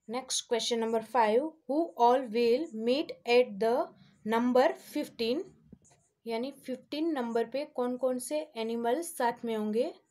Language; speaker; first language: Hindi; non-native, local second language; Gujarati